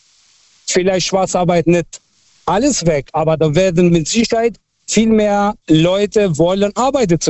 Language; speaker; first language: German; early bilingual, other home language; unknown